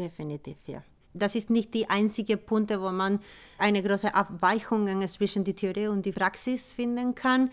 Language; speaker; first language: German; non-native, fluent; Spanish